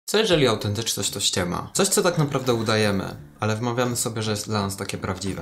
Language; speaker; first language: Polish; native; Polish